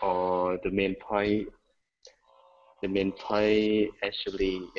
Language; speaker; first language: English; non-native, learner; Thai